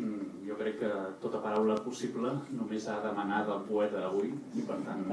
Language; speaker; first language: Catalan; native; Catalan